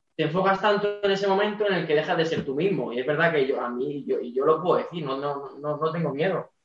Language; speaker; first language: Spanish; native; Spanish